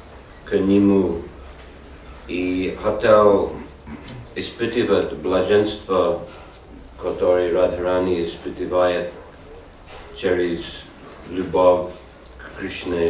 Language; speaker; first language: Russian; non-native, learner; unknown